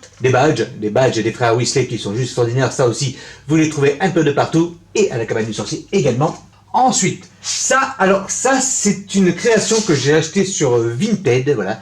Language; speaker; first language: French; native; French